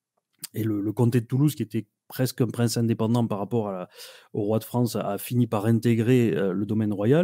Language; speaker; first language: French; native; French